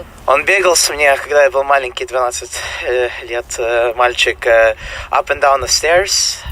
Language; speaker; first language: Russian; non-native, learner; English